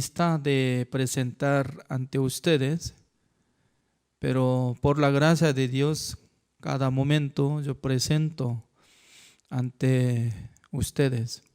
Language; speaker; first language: Spanish; non-native, fluent; Korean